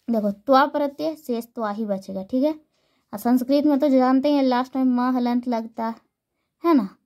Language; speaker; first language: Hindi; native; Hindi